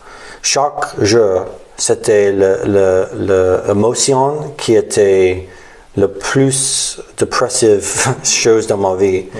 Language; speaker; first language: French; non-native, learner; English